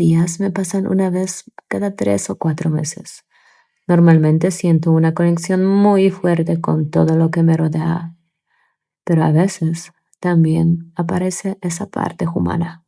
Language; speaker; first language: Spanish; non-native, fluent; Polish